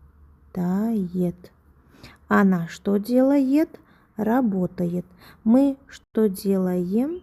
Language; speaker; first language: Russian; non-native, local second language; Uzbek